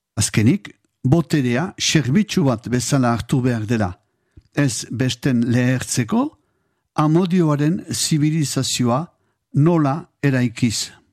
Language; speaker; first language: Basque; native; Basque